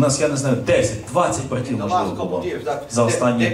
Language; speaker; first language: Ukrainian; native; Ukrainian